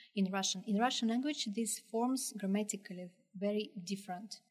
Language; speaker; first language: English; non-native, fluent; Russian